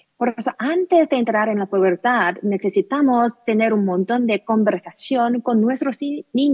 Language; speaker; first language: Spanish; non-native, learner; Korean